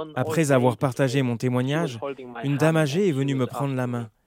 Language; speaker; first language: French; non-native, fluent; Korean